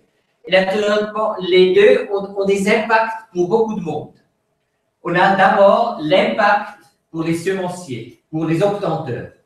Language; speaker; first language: French; non-native, fluent; Swiss German